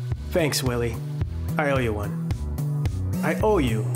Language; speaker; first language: English; native; English